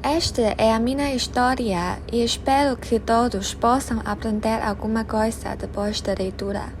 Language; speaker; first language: Portuguese; non-native, learner; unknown